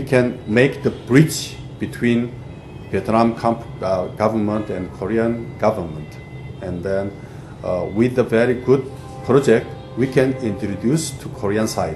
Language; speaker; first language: English; non-native, fluent; Korean